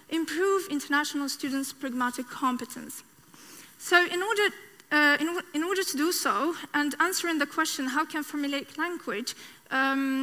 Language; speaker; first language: English; non-native, fluent; Arabic